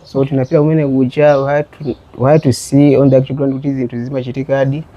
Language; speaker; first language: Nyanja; non-native, fluent; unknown